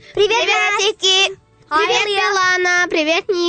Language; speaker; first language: Russian; early bilingual, heritage; English